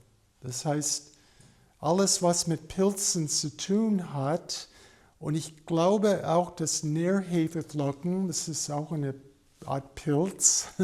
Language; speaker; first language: German; non-native, fluent; English